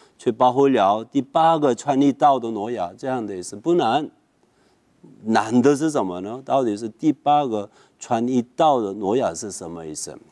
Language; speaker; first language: Chinese; non-native, fluent; Korean